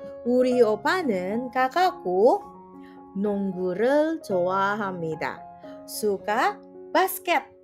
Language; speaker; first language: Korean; non-native, fluent; Indonesian